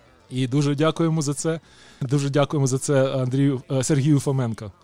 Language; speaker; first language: Ukrainian; native; Ukrainian